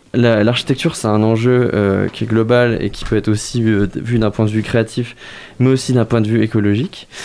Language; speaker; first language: French; native; French